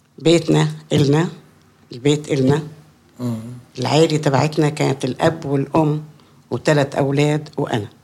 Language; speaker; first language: Arabic; native; Arabic